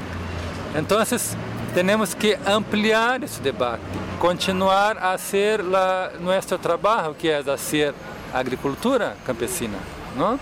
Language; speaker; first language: Spanish; non-native, fluent; Portuguese